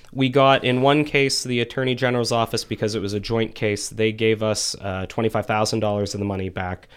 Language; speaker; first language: English; native; English